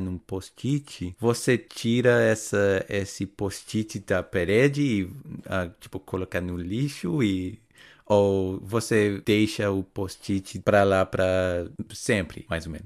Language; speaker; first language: Portuguese; non-native, fluent; English